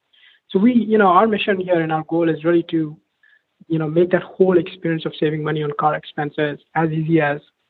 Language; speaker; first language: English; non-native, local second language; Hindi